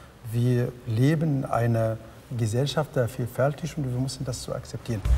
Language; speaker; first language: German; early bilingual, other home language; Arabic